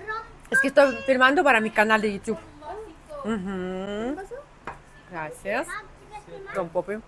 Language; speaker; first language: Spanish; non-native, fluent; Russian